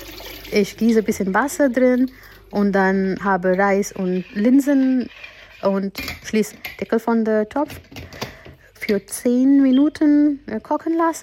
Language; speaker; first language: German; non-native, fluent; Gujarati